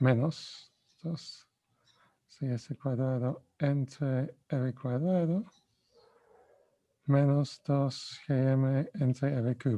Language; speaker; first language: Spanish; non-native, fluent; English